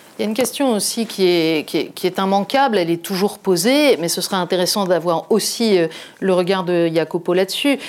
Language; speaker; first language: French; native; French